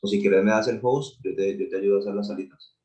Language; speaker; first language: Spanish; native; Spanish